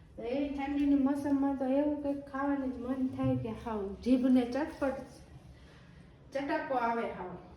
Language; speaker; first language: Gujarati; native; Gujarati